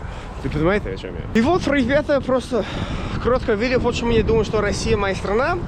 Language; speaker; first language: Russian; non-native, fluent; English